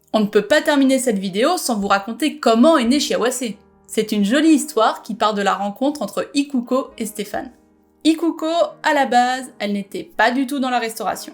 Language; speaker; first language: French; native; French